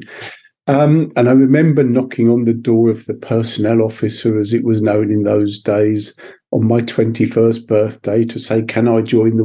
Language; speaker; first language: English; native; English